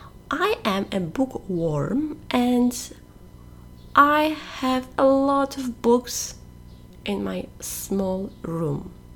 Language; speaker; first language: English; non-native, fluent; Polish